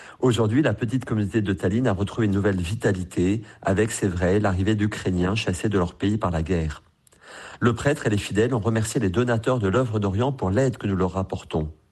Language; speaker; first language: French; native; French